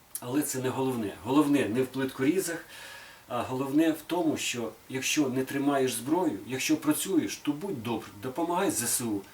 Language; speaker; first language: Ukrainian; non-native, local second language; Russian